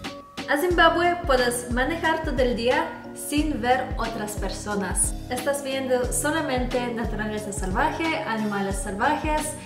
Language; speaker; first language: Spanish; non-native, fluent; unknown